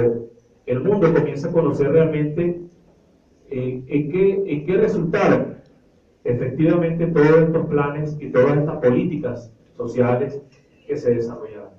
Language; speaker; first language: Spanish; native; Spanish